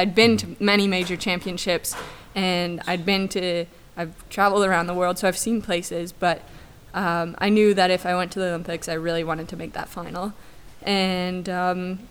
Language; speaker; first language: English; native; English